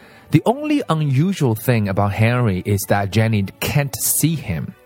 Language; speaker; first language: English; non-native, fluent; Chinese